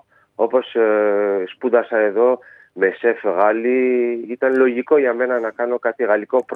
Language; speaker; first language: Greek; early bilingual, heritage; Greek